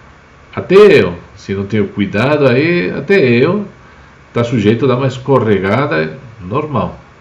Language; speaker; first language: Portuguese; non-native, fluent; Spanish